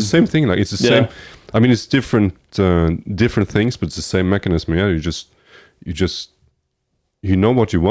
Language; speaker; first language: English; non-native, fluent; Norwegian